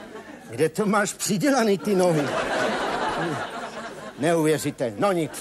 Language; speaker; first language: Czech; native; Czech